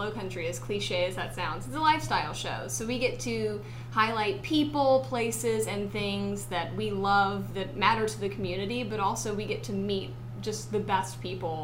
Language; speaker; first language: English; native; English